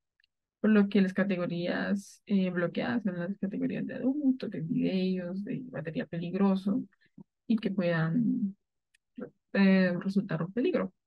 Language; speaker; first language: Spanish; native; Spanish